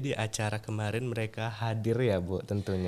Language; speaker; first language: Indonesian; native; Indonesian